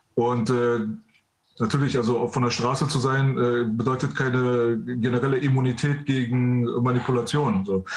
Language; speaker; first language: German; early bilingual, other home language; Persian